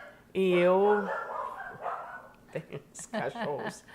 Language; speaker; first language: Portuguese; non-native, fluent; English